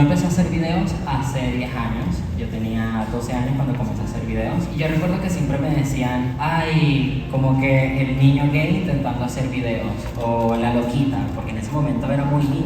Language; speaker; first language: Spanish; native; Spanish